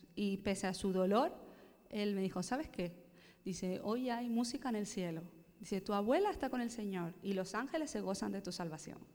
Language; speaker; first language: Spanish; native; Spanish